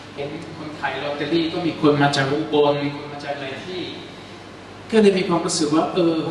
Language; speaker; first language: Thai; non-native, fluent; Italian